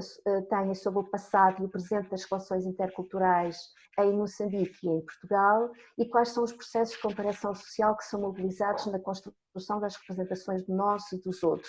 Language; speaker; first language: Portuguese; native; Portuguese